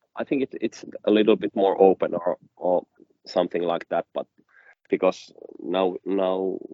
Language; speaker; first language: English; non-native, fluent; Finnish